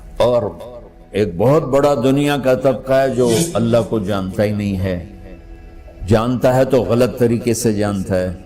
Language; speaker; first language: Urdu; non-native, local second language; Punjabi